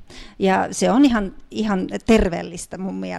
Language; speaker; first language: Finnish; non-native, fluent; Russian